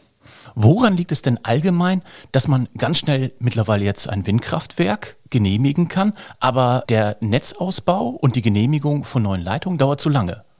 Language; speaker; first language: German; native; German